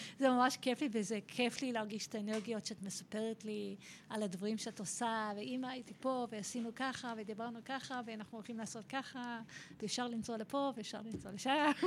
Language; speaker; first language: Hebrew; non-native, fluent; English